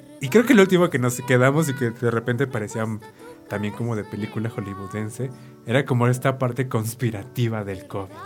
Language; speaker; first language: Spanish; native; Spanish